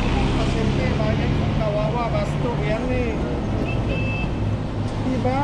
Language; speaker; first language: Filipino; non-native, learner; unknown